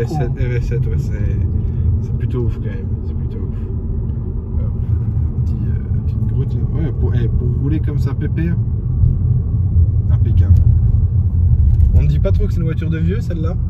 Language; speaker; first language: French; native; French